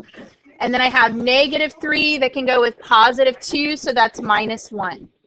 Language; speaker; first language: English; native; English